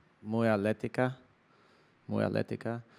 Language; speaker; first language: Spanish; non-native, learner; English